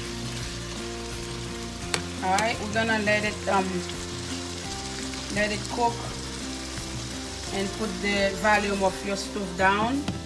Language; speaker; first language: English; non-native, fluent; Haitian Creole